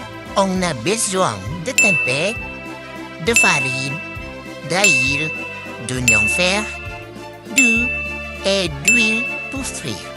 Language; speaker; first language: French; non-native, learner; Indonesian